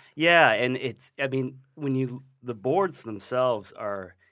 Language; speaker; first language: English; native; English